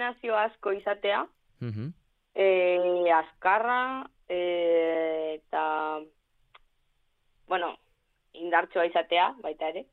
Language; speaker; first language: Basque; non-native, local second language; Spanish